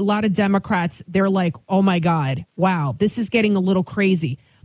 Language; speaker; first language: English; early bilingual, other home language; Albanian